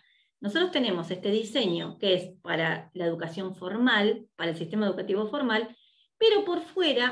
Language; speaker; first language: Spanish; native; Spanish